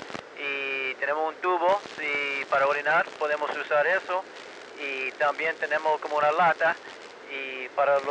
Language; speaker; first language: Spanish; early bilingual, heritage; Spanish